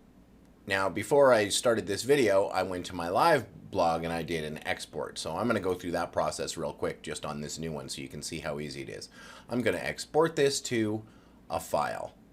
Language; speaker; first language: English; native; English